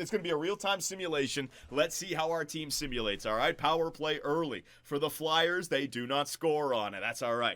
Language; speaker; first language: English; native; English